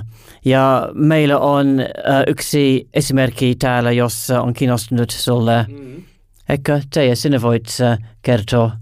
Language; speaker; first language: Finnish; non-native, learner; English